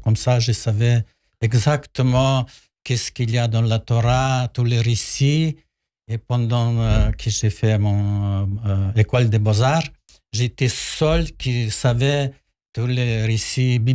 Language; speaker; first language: French; non-native, learner; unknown